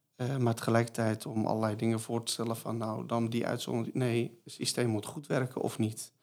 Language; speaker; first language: Dutch; non-native, fluent; Persian